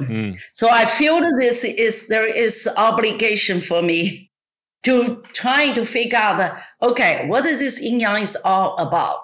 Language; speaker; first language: English; non-native, fluent; Chinese